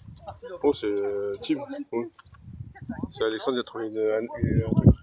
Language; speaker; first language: French; native; French